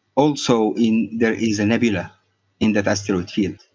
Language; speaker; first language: English; non-native, fluent; Arabic